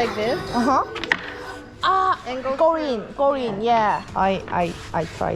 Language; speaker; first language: English; non-native, learner; Korean